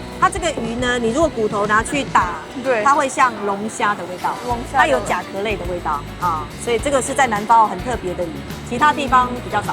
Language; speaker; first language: Chinese; native; Chinese